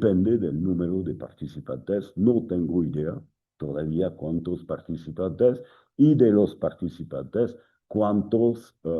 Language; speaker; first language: Spanish; non-native, fluent; French